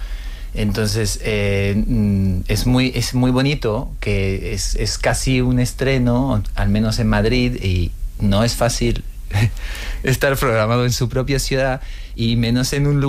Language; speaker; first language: Spanish; non-native, fluent; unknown